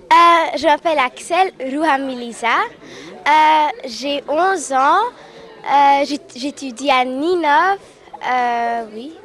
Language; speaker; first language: French; early bilingual, other home language; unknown